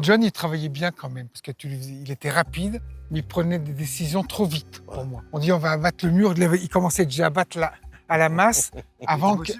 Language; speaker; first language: French; native; French